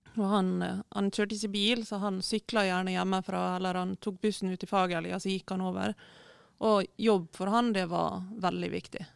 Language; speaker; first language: Norwegian; native; Norwegian